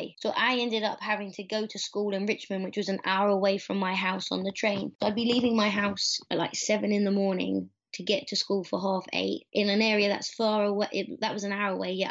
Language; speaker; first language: English; native; English